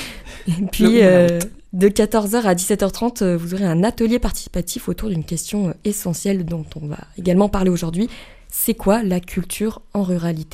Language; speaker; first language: French; native; French